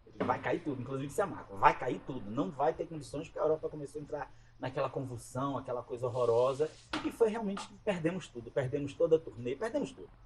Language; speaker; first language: Portuguese; native; Portuguese